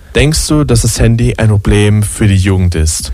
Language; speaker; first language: German; native; German